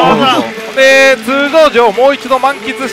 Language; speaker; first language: Japanese; native; Japanese